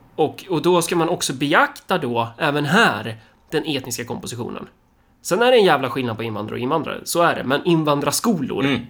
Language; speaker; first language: Swedish; early bilingual, other home language; Somali